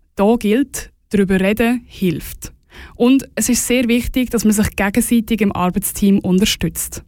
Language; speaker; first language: German; native; German